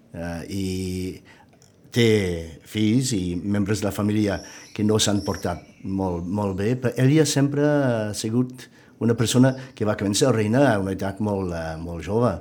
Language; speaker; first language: Catalan; non-native, fluent; English